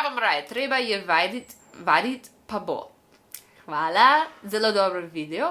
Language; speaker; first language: Slovenian; non-native, learner; English